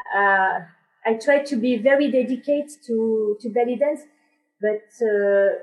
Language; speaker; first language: English; non-native, learner; French